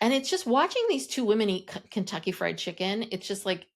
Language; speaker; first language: English; native; English